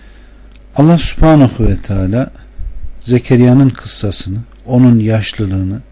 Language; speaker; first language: Turkish; native; Turkish